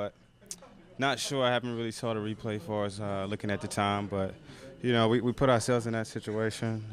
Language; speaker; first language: English; native; English